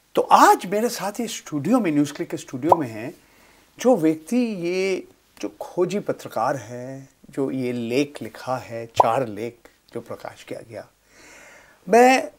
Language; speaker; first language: Hindi; non-native, local second language; Bangla